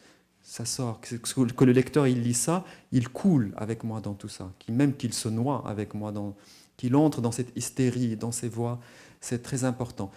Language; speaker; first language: French; non-native, local second language; Arabic